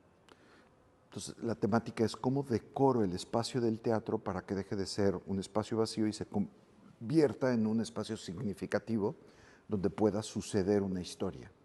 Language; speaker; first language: Spanish; native; Spanish